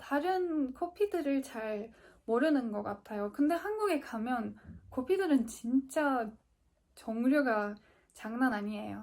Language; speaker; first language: Korean; non-native, fluent; Turkish